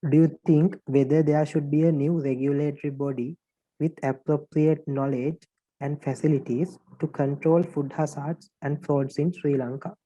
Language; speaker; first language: English; non-native, local second language; Sinhala